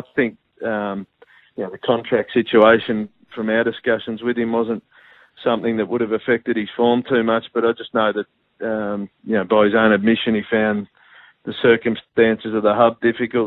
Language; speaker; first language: English; native; English